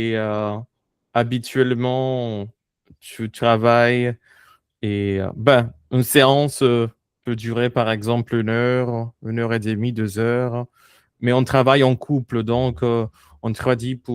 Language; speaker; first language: French; non-native, fluent; Spanish